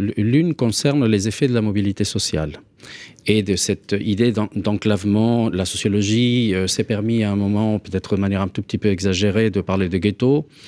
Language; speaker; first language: French; non-native, fluent; Spanish